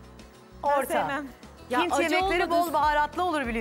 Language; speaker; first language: Turkish; native; Turkish